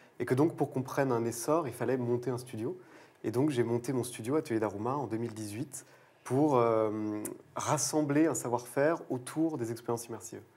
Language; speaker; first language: French; native; French